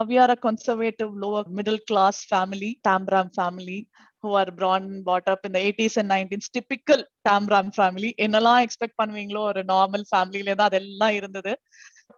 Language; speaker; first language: English; non-native, local second language; Tamil